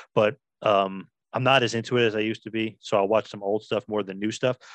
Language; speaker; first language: English; native; English